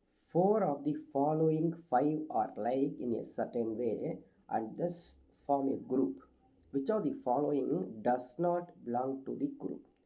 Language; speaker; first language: English; non-native, local second language; Tamil